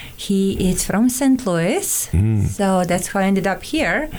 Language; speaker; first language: English; non-native, fluent; Serbian